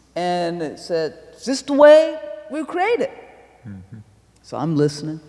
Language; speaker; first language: English; native; English